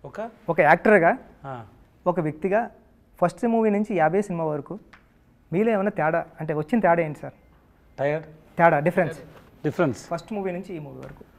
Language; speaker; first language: Telugu; native; Telugu